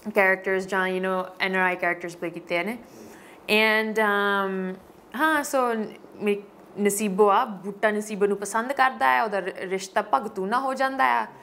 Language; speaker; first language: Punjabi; early bilingual, heritage; Punjabi